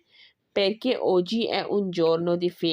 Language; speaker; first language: Italian; non-native, learner; Urdu